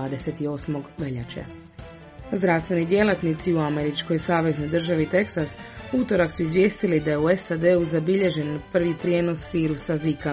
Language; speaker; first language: Croatian; native; Croatian